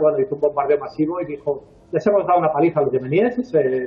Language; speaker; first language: Spanish; native; Spanish